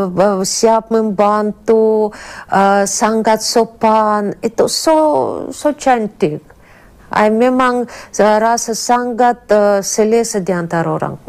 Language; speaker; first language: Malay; non-native, fluent; Russian